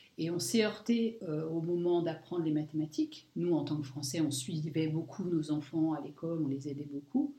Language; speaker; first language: French; native; French